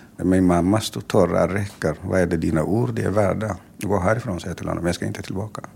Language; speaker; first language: Swedish; non-native, fluent; Tigrinya